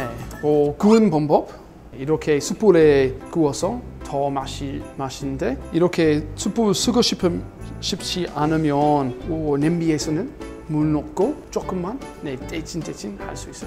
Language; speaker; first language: Korean; non-native, learner; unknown